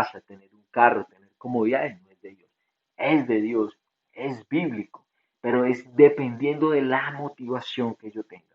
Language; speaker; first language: Spanish; native; Spanish